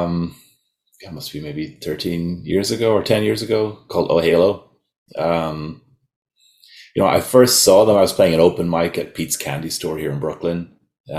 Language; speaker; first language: English; native; English